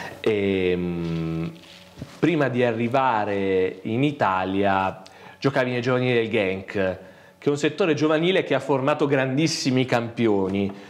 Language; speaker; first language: Italian; native; Italian